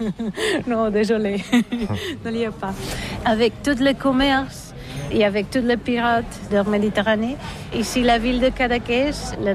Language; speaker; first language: French; non-native, learner; Catalan